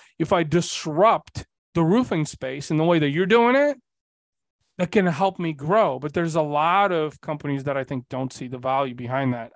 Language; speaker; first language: English; early bilingual, other home language; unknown